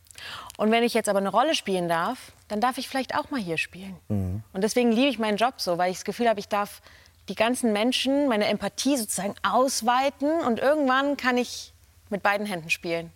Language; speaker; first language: German; native; German